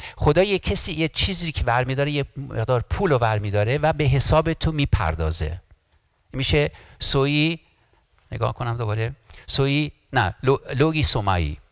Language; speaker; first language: Persian; early bilingual, heritage; Persian